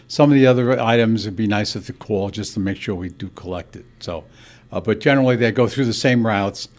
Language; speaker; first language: English; native; English